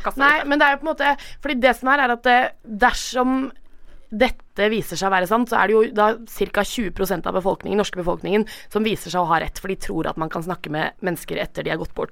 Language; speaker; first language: Norwegian; native; Norwegian